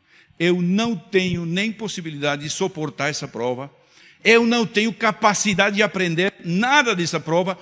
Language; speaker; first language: Portuguese; non-native, fluent; Spanish